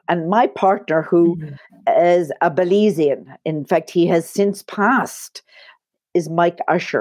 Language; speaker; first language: English; native; English